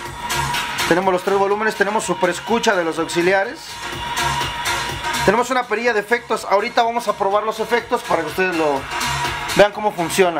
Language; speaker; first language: Spanish; native; Spanish